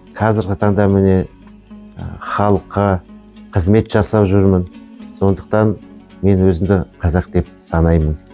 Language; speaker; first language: Kazakh; non-native, local second language; Chechen